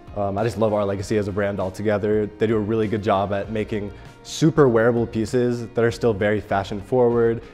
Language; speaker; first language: English; native; English